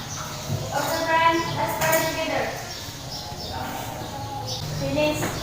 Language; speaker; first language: English; non-native, learner; Indonesian